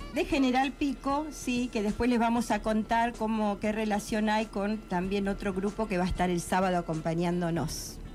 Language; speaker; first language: Spanish; native; Spanish